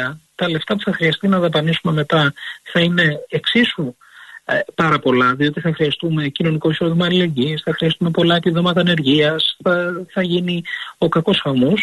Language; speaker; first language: Greek; native; Greek